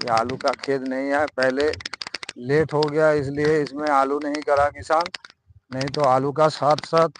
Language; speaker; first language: Hindi; non-native, local second language; Bangla